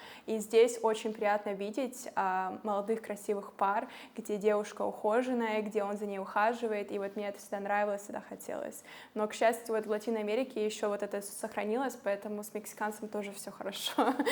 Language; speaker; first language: Russian; non-native, fluent; English